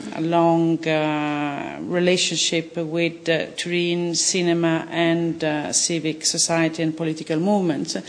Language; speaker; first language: English; non-native, fluent; Italian